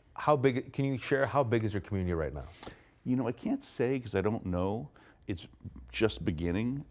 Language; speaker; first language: English; native; English